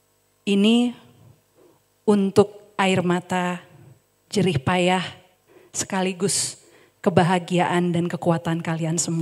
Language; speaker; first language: Indonesian; native; Indonesian